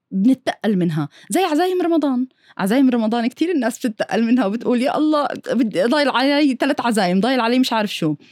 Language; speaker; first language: Arabic; early bilingual, heritage; Arabic